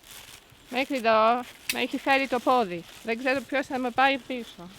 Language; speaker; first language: Greek; non-native, fluent; English